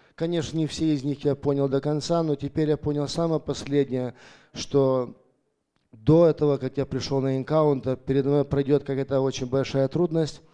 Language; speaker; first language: Russian; native; Russian